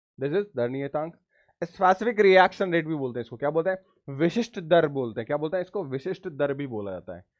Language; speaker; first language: Hindi; native; Hindi